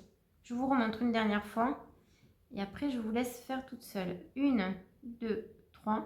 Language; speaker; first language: French; native; French